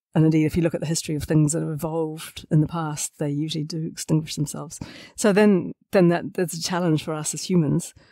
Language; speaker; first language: English; native; English